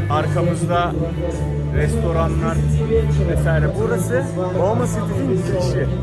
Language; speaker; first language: Turkish; native; Turkish